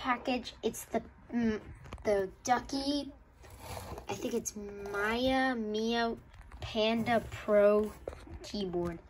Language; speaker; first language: English; native; English